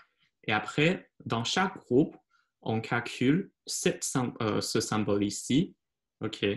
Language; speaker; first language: French; non-native, fluent; Chinese